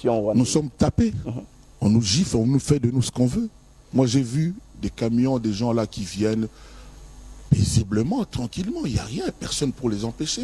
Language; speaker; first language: French; non-native, local second language; Lingala